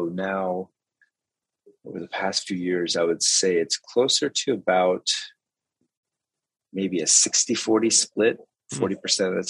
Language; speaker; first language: English; early bilingual, other home language; Spanish